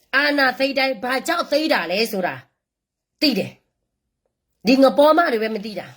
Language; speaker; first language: Burmese; non-native, local second language; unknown